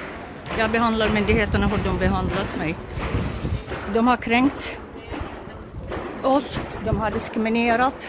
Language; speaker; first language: Swedish; non-native, local second language; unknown